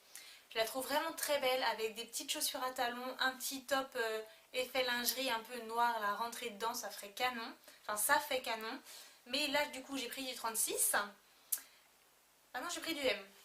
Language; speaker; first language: French; native; French